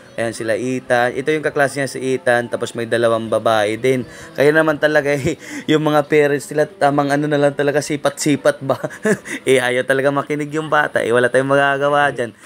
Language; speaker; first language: Filipino; non-native, local second language; Cebuano